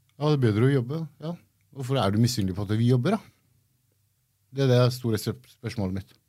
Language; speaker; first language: Norwegian; early bilingual, other home language; Kurdish